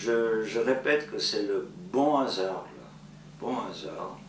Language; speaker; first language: French; non-native, fluent; Georgian